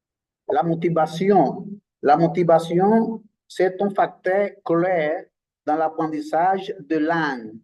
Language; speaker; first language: French; non-native, learner; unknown